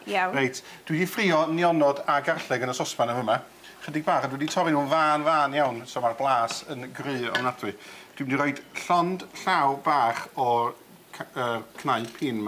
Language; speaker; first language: Welsh; native; Welsh